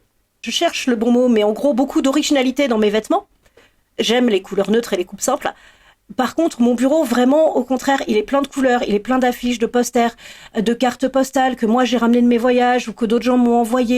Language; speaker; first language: French; native; French